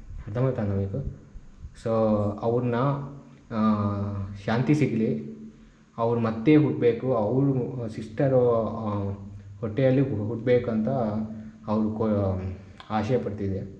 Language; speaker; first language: Kannada; non-native, local second language; Telugu